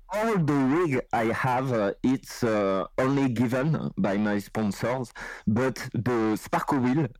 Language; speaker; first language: English; non-native, learner; French